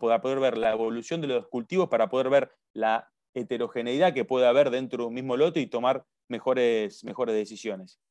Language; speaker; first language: Spanish; native; Spanish